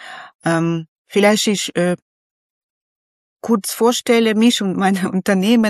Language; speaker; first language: German; non-native, learner; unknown